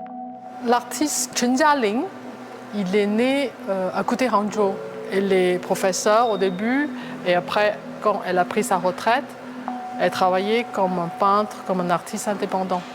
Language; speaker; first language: French; non-native, fluent; Chinese